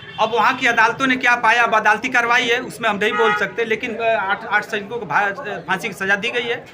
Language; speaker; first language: Hindi; native; Hindi